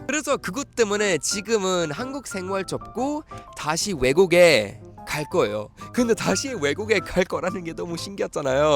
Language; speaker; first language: Korean; non-native, fluent; Swedish